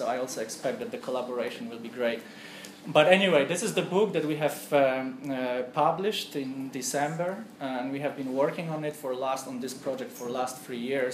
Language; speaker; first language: English; non-native, fluent; Polish